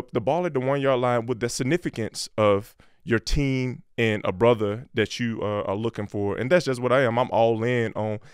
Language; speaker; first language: English; native; English